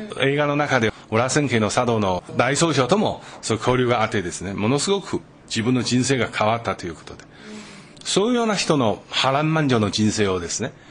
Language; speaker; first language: Japanese; non-native, fluent; Chinese